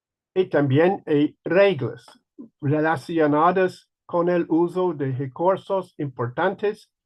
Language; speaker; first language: Spanish; non-native, learner; English